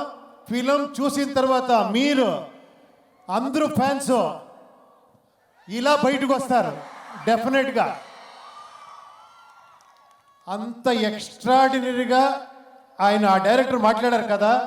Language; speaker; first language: Telugu; non-native, fluent; Kannada